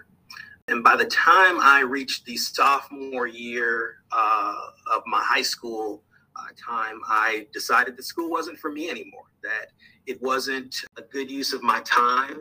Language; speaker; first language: English; native; English